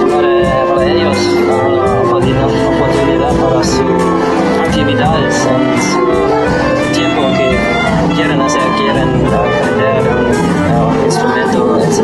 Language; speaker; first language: Spanish; non-native, learner; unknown